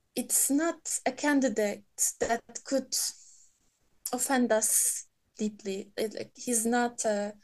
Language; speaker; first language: English; non-native, fluent; Turkish